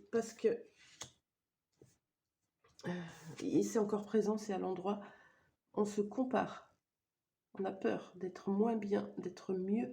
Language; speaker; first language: French; native; French